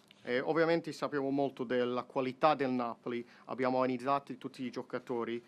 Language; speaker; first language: Italian; non-native, fluent; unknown